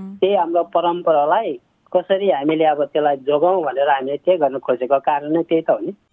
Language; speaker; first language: Nepali; non-native, local second language; Sherpa